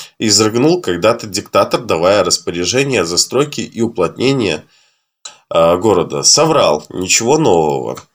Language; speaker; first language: Russian; native; Russian